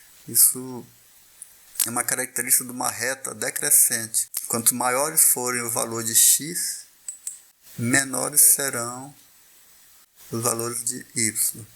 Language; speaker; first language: Portuguese; native; Portuguese